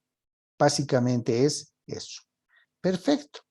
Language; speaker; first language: Spanish; native; Spanish